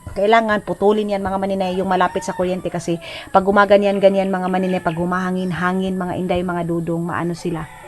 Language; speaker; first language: Filipino; non-native, local second language; Cebuano